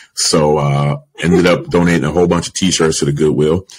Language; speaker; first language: English; native; English